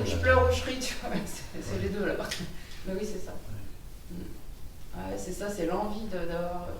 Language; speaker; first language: French; native; French